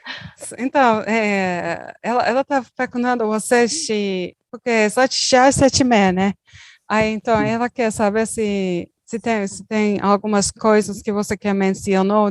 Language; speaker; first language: Portuguese; non-native, learner; Turkish